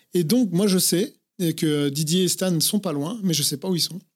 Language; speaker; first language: French; native; French